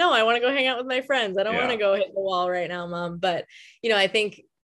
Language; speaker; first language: English; native; English